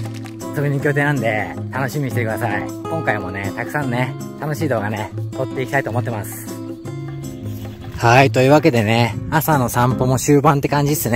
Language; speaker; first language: Japanese; native; Japanese